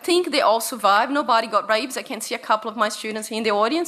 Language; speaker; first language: English; non-native, fluent; Portuguese